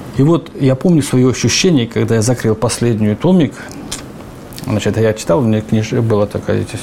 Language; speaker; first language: Russian; native; Russian